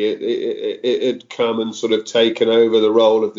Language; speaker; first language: English; native; English